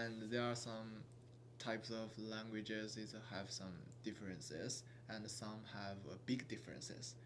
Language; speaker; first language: English; non-native, learner; Chinese